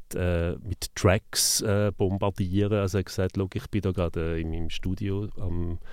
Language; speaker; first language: German; native; German